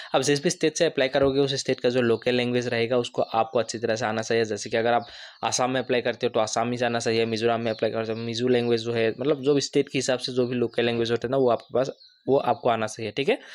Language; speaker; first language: Hindi; non-native, local second language; Assamese